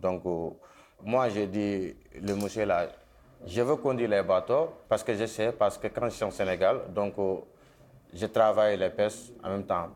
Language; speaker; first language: French; non-native, local second language; Wolof